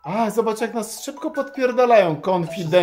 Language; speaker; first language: Polish; native; Polish